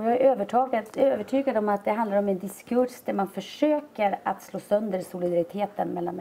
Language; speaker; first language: Swedish; native; Swedish